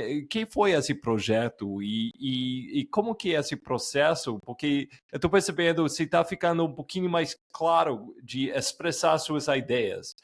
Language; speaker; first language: Portuguese; non-native, fluent; English